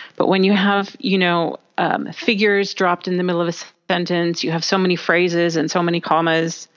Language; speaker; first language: English; native; English